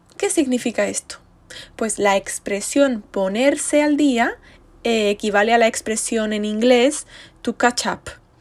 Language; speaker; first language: Spanish; native; Spanish